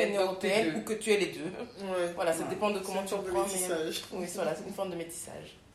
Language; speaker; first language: French; non-native, local second language; Kinyarwanda